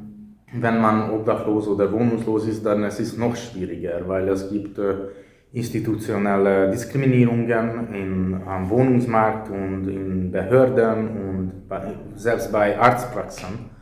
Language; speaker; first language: German; non-native, fluent; Hungarian